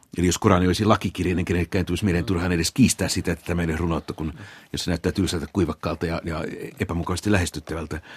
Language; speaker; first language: Finnish; native; Finnish